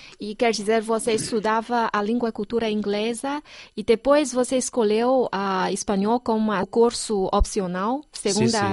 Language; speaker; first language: Portuguese; non-native, fluent; Chinese